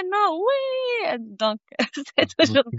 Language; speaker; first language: French; non-native, fluent; Arabic